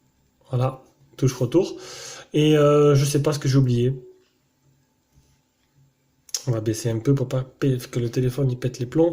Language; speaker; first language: French; native; French